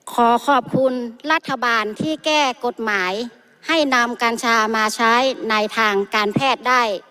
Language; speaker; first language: Thai; native; Thai